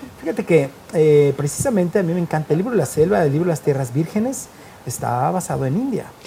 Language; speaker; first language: Spanish; native; Spanish